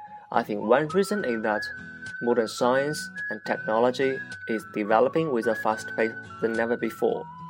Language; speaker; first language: English; non-native, fluent; Chinese